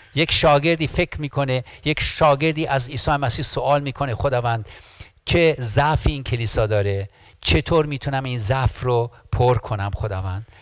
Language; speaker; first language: Persian; early bilingual, heritage; Persian